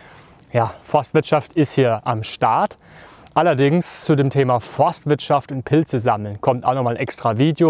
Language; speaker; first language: German; native; German